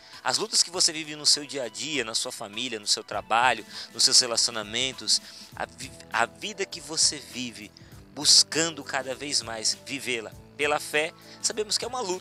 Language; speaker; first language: Portuguese; native; Portuguese